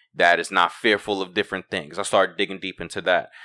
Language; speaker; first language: English; native; English